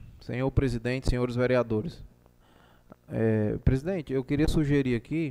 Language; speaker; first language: Portuguese; native; Portuguese